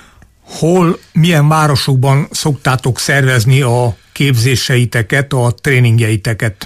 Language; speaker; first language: Hungarian; native; Hungarian